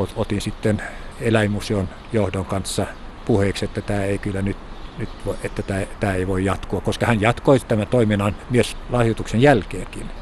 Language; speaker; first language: Finnish; non-native, local second language; Swedish